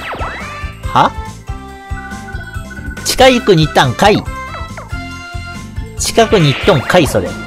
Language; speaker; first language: Japanese; native; Japanese